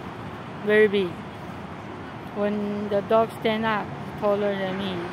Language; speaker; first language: English; non-native, learner; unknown